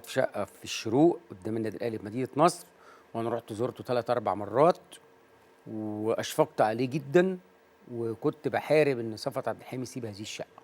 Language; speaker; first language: Arabic; native; Arabic